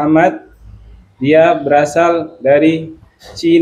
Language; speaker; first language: Indonesian; native; Indonesian